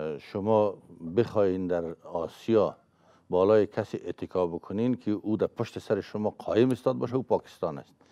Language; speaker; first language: Persian; native; Persian